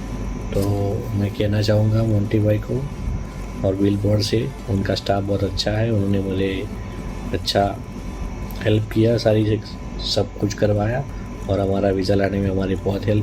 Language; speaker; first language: Hindi; non-native, local second language; Gujarati